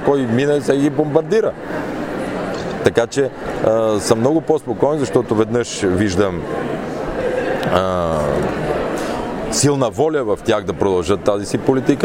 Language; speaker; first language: Bulgarian; native; Bulgarian